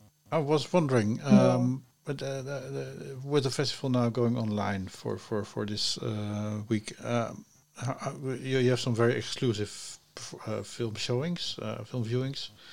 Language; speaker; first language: English; non-native, fluent; Dutch